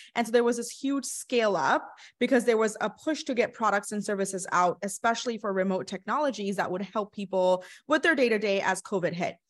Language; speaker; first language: English; early bilingual, other home language; Hindi